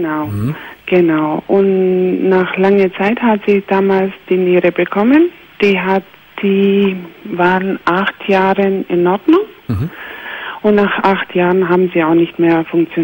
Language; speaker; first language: German; non-native, fluent; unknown